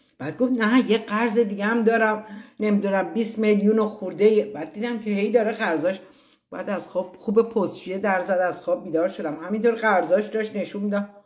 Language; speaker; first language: Persian; native; Persian